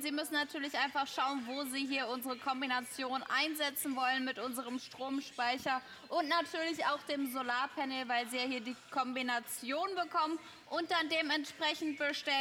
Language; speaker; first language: German; native; German